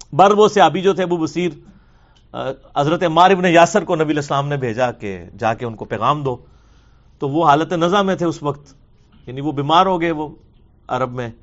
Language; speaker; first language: Urdu; non-native, local second language; Punjabi